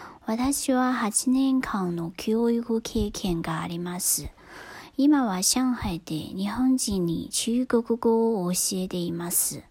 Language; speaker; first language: Japanese; non-native, fluent; Chinese